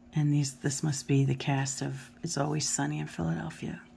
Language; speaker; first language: English; native; English